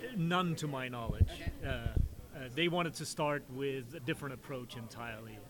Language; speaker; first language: English; non-native, fluent; Danish